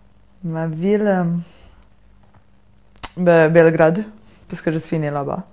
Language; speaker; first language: French; non-native, fluent; Serbian